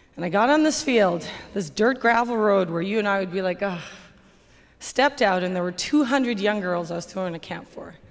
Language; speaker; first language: English; native; English